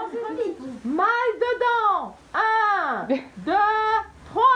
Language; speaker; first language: French; native; French